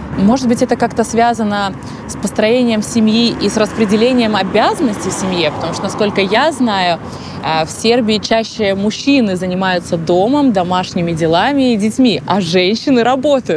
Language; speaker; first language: Russian; native; Russian